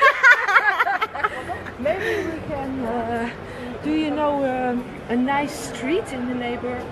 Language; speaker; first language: English; non-native, learner; Dutch